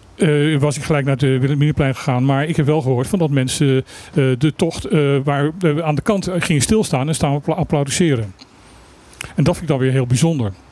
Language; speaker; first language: Dutch; native; Dutch